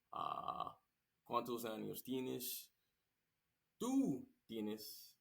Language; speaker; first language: Spanish; non-native, learner; English